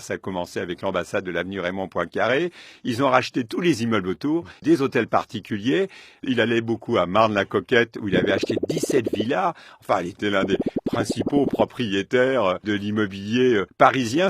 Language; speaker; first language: French; native; French